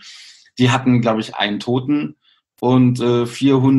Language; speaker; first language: German; native; German